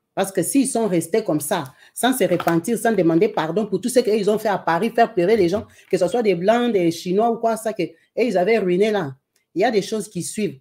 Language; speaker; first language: French; non-native, local second language; Lingala